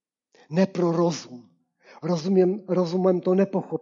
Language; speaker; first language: Czech; non-native, local second language; Polish